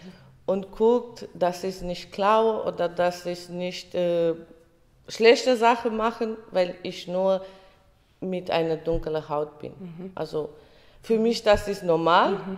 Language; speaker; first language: German; early bilingual, other home language; Romany